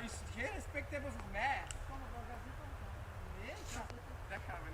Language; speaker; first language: Dutch; native; Dutch